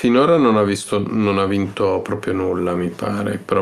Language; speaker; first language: Italian; native; Italian